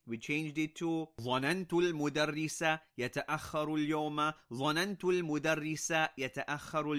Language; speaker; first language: Arabic; non-native, fluent; English